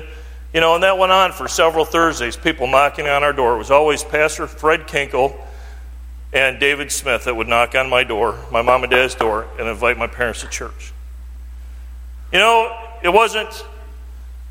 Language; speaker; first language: English; native; English